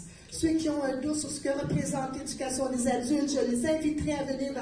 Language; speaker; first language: French; native; French